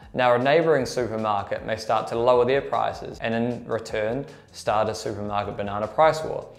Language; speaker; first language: English; native; English